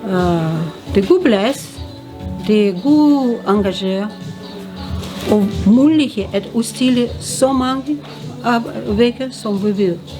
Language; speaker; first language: Danish; non-native, learner; Russian